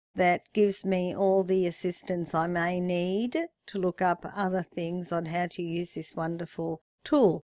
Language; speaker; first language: English; native; English